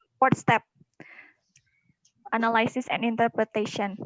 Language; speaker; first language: English; non-native, learner; Indonesian